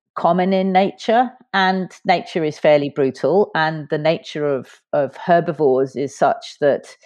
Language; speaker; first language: English; native; English